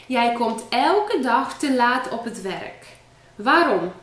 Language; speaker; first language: Dutch; non-native, fluent; Polish